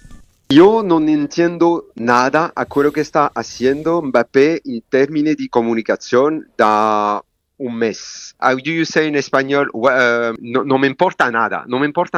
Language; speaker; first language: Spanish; non-native, learner; French